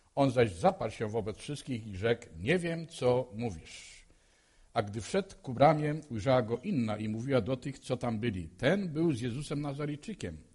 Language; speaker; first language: Polish; native; Polish